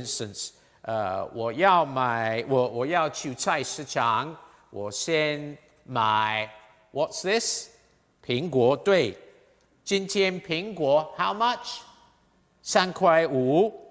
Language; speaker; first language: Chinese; non-native, fluent; English